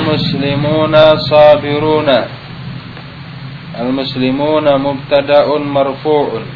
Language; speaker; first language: Arabic; non-native, fluent; Indonesian